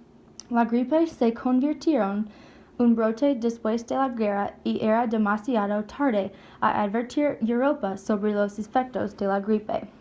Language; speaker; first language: Spanish; non-native, learner; English